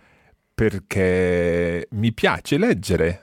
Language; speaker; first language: Italian; non-native, fluent; English